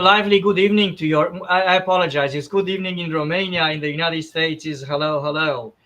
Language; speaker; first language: English; non-native, fluent; Romanian